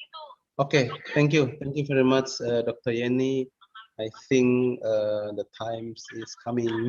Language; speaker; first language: English; non-native, fluent; Indonesian